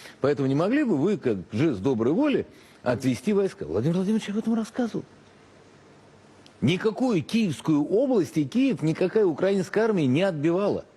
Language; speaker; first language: Russian; native; Russian